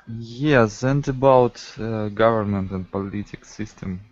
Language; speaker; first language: English; non-native, learner; Russian